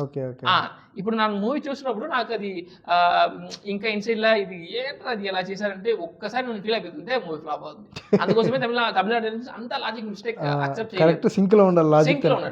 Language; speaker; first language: Telugu; non-native, learner; Tamil